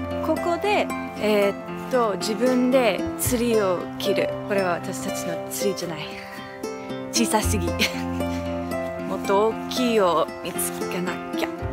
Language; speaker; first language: Japanese; non-native, learner; English